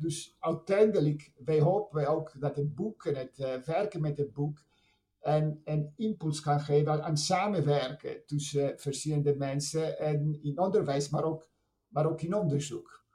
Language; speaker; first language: Dutch; non-native, fluent; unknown